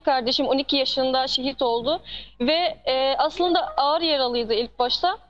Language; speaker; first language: Turkish; non-native, fluent; Arabic